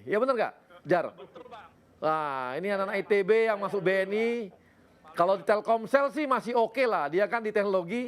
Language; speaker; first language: Indonesian; native; Indonesian